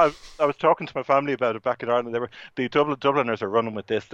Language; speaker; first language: English; native; English